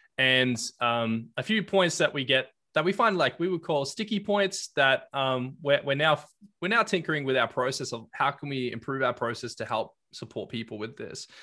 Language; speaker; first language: English; native; English